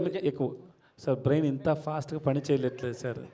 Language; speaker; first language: Telugu; non-native, learner; Tamil